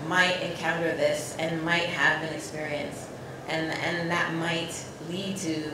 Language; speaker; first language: English; native; English